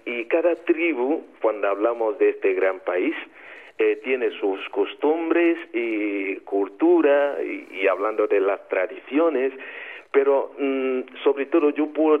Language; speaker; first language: Spanish; non-native, fluent; Igbo